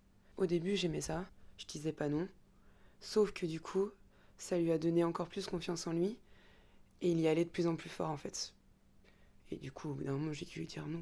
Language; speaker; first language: French; native; French